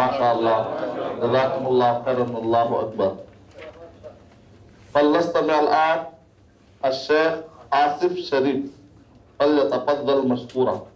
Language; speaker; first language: Arabic; non-native, learner; Urdu